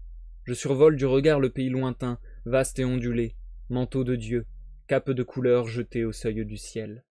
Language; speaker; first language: French; native; French